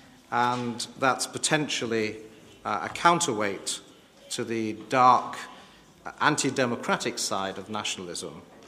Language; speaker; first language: English; native; English